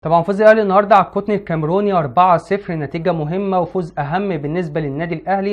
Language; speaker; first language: Arabic; native; Arabic